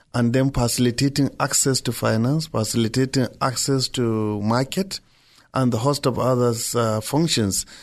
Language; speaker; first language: English; non-native, local second language; Hausa